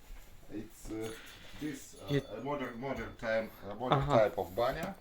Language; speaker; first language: English; non-native, learner; Russian